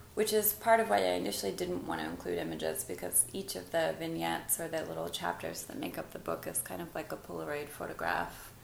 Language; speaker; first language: English; native; English